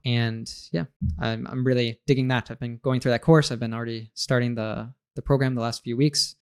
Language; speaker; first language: English; native; English